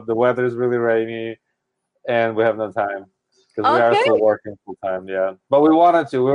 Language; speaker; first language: English; native; English